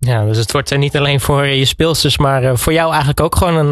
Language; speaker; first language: Dutch; native; Dutch